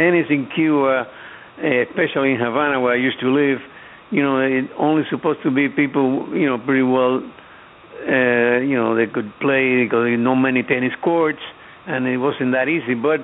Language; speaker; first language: English; non-native, fluent; Spanish